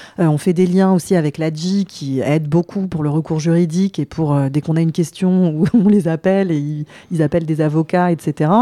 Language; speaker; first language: French; native; French